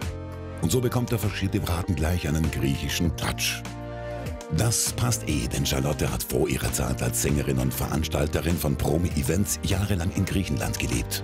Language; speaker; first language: German; native; German